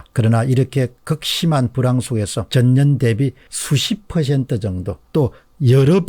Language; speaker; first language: Korean; native; Korean